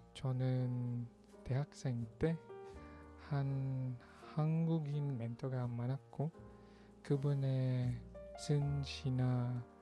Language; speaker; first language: Korean; non-native, learner; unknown